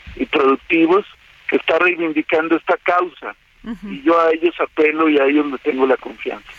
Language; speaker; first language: Spanish; native; Spanish